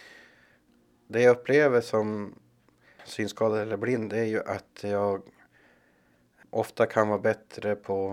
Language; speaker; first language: Swedish; native; Swedish